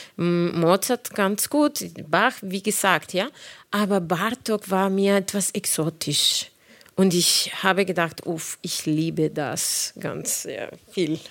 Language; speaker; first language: German; non-native, fluent; Spanish